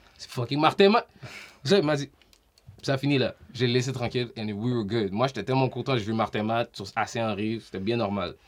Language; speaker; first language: French; native; French